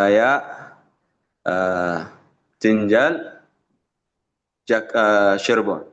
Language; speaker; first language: Indonesian; non-native, learner; Arabic